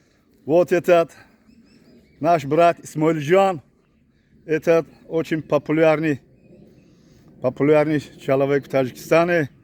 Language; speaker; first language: Russian; non-native, learner; Tajik